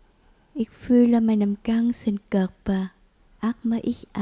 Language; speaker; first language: German; non-native, learner; Vietnamese